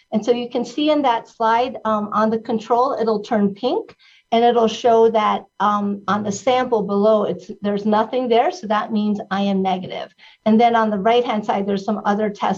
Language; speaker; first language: English; early bilingual, other home language; Spanish